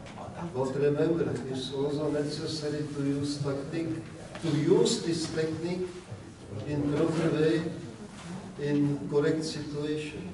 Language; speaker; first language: English; non-native, learner; Czech